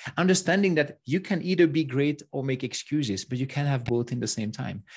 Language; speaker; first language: English; non-native, fluent; French